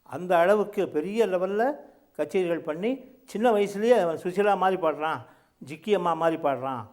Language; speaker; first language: Tamil; early bilingual, heritage; Tamil